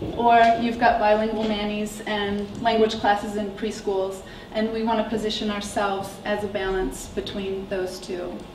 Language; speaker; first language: English; native; English